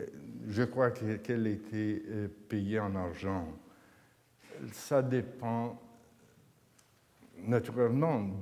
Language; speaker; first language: French; non-native, fluent; Italian